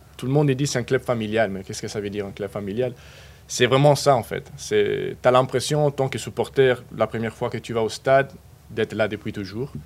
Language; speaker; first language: French; non-native, fluent; Spanish